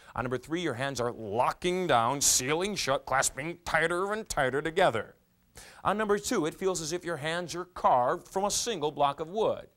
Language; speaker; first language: English; native; English